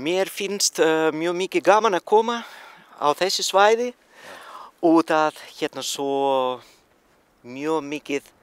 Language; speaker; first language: Icelandic; non-native, learner; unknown